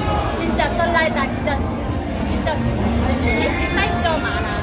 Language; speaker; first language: Korean; non-native, learner; Vietnamese